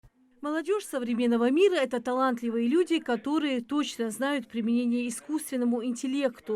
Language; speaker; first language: Russian; native; Russian